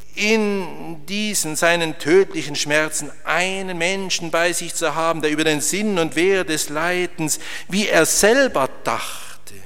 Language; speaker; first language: German; native; German